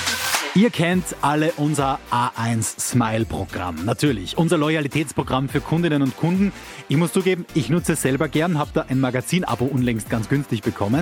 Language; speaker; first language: German; native; German